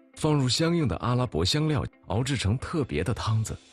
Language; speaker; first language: Chinese; native; Chinese